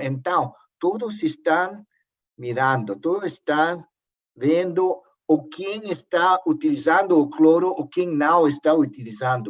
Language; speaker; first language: Portuguese; non-native, learner; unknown